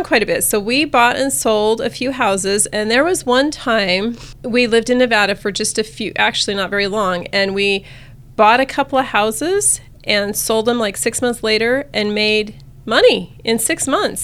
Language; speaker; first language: English; native; English